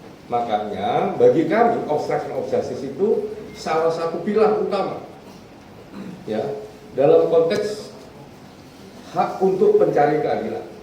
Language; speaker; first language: Indonesian; native; Indonesian